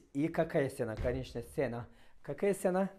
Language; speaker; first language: Russian; non-native, fluent; Turkish